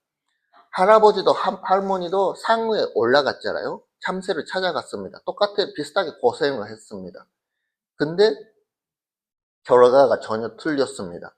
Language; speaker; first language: Korean; early bilingual, heritage; Korean